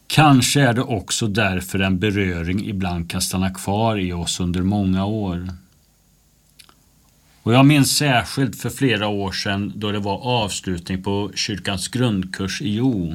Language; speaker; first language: Swedish; native; Swedish